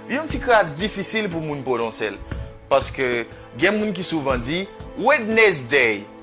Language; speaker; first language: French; non-native, local second language; Haitian Creole